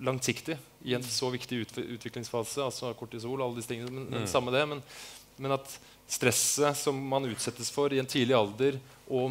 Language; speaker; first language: Norwegian; native; Norwegian